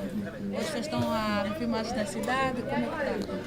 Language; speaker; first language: Portuguese; native; Portuguese